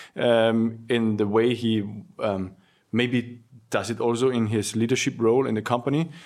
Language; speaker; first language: English; non-native, fluent; German